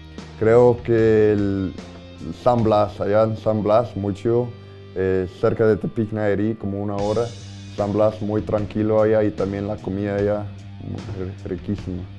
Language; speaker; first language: Spanish; early bilingual, heritage; Spanish